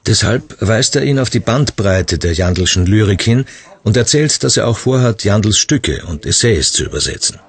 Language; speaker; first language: German; native; German